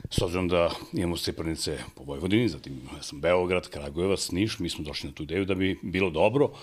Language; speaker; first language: Serbian; native; Serbian